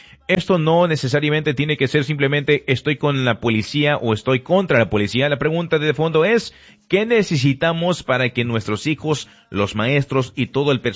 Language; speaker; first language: Spanish; early bilingual, heritage; Spanish